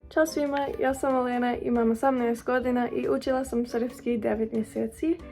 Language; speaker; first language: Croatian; non-native, learner; English